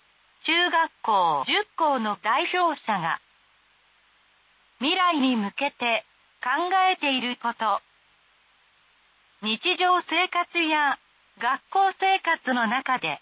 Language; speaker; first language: Japanese; native; Japanese